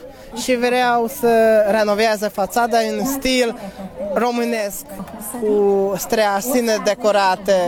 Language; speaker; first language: Romanian; non-native, learner; Hungarian